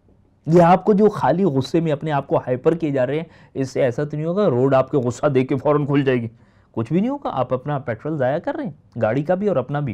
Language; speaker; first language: Urdu; native; Urdu